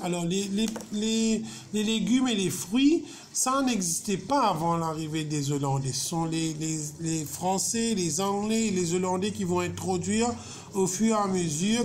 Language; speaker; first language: French; non-native, local second language; Morisyen